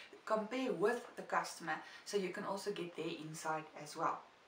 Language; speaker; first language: English; non-native, local second language; Afrikaans